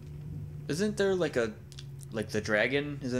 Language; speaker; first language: English; native; English